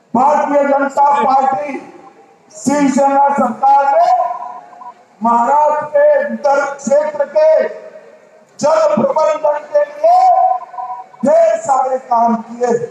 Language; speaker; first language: Hindi; non-native, local second language; Gujarati